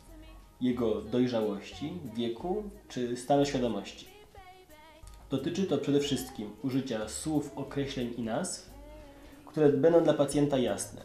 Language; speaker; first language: Polish; native; Polish